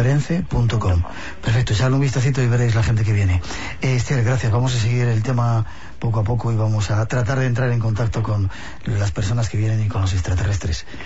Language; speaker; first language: Spanish; native; Spanish